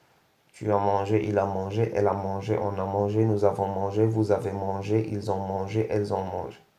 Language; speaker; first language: French; non-native, local second language; Arabic